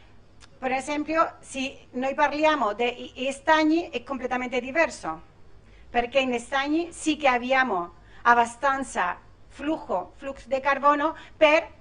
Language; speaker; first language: Italian; non-native, learner; Spanish